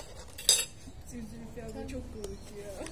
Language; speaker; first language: Turkish; non-native, learner; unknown